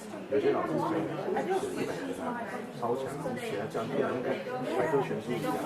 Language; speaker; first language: Chinese; native; Chinese